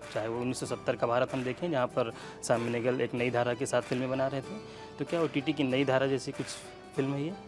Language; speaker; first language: Hindi; native; Hindi